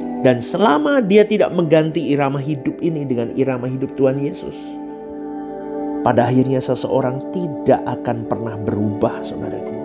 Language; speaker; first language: Indonesian; native; Indonesian